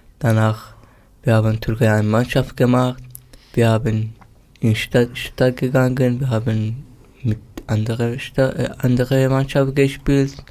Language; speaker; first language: German; non-native, learner; Turkish